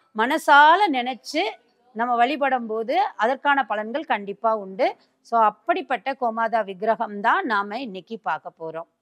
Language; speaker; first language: Tamil; native; Tamil